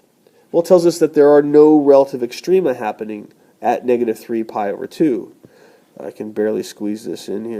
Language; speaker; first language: English; native; English